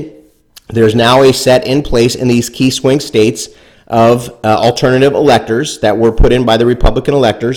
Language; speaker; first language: English; native; English